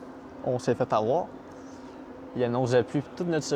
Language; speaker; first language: French; native; French